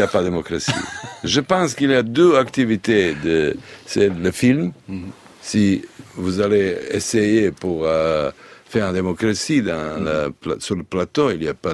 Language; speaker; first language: French; non-native, learner; Serbian